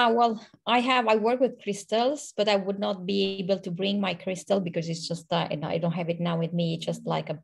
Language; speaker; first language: English; non-native, fluent; Romanian